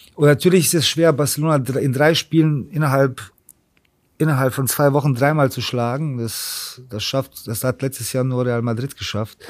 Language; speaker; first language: German; early bilingual, other home language; Serbian